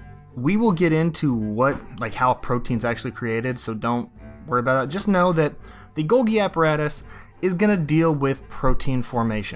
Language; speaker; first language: English; native; English